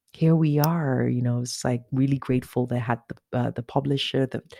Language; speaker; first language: English; non-native, local second language; Igbo